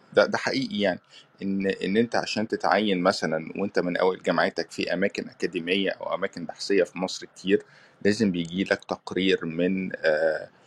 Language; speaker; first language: Arabic; native; Arabic